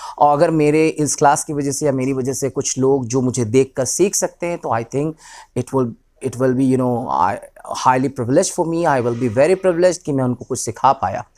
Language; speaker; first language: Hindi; native; Hindi